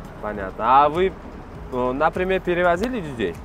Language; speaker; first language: Russian; non-native, local second language; Uzbek